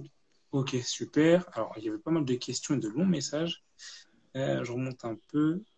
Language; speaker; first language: French; native; French